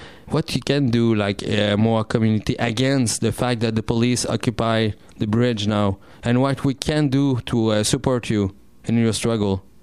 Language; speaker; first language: English; non-native, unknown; French